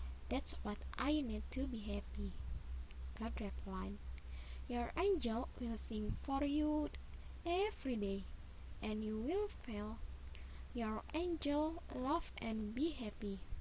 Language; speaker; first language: English; non-native, learner; Indonesian